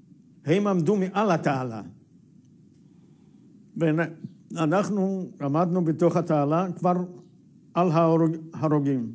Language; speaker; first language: Hebrew; non-native, fluent; Yiddish